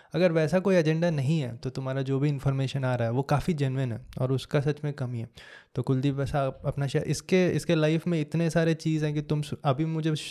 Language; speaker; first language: Hindi; native; Hindi